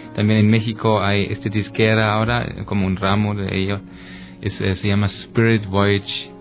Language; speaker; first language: Spanish; non-native, fluent; German